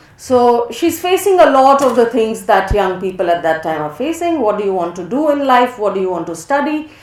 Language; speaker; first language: English; non-native, local second language; Hindi